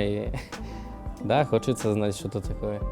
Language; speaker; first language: Russian; non-native, learner; Slovak